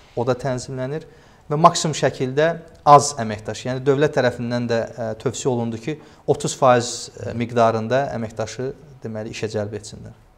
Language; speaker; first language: Azerbaijani; native; Azerbaijani